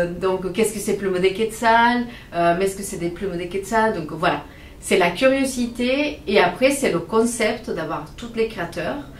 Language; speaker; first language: French; non-native, fluent; Spanish